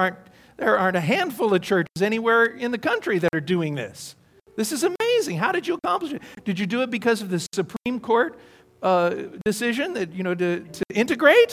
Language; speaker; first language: English; native; English